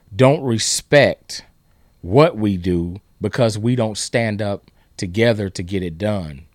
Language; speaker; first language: English; native; English